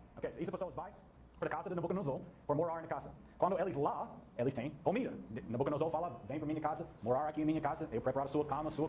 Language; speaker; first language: Portuguese; non-native, learner; English